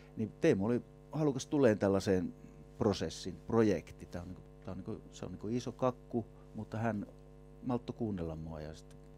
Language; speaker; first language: Finnish; native; Finnish